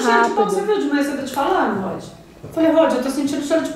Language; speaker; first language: Portuguese; native; Portuguese